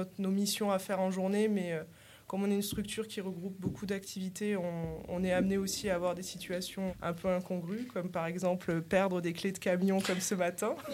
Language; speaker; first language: French; native; French